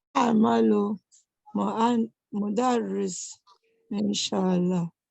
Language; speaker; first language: Arabic; non-native, learner; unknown